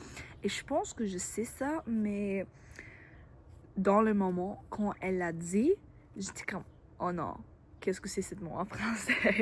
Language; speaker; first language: French; non-native, learner; English